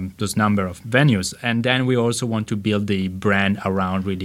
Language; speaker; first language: English; non-native, fluent; Italian